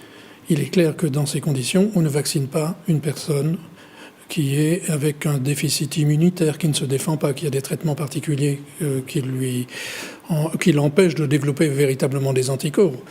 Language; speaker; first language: French; native; French